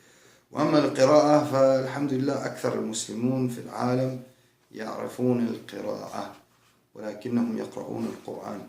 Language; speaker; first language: Arabic; non-native, fluent; English